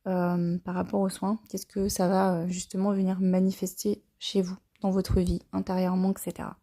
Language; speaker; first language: French; native; French